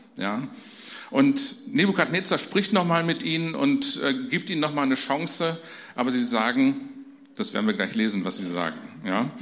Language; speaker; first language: German; native; German